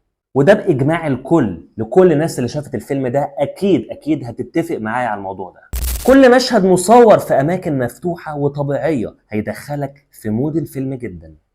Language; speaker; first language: Arabic; native; Arabic